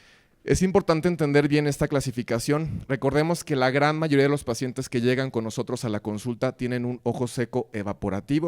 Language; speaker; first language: Spanish; native; Spanish